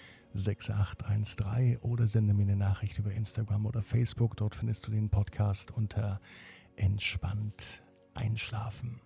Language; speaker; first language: German; native; German